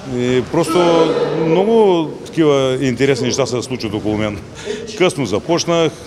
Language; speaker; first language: Bulgarian; native; Bulgarian